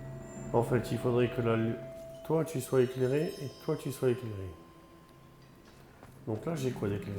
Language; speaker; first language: French; native; French